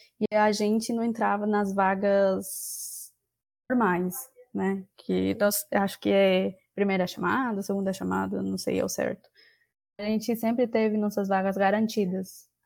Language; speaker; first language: Portuguese; non-native, fluent; Spanish